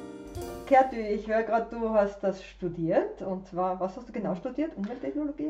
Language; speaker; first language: German; native; German